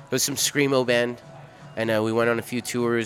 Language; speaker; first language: English; early bilingual, other home language; Spanish